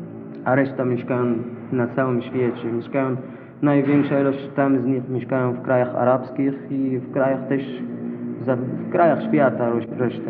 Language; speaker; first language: Polish; non-native, learner; Arabic